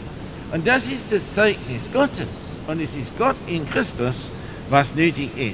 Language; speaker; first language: German; non-native, fluent; English